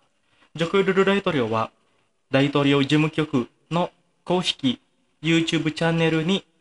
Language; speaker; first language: Japanese; non-native, fluent; Indonesian